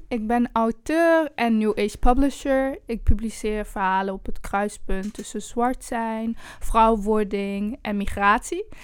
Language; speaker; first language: Dutch; early bilingual, other home language; Kinyarwanda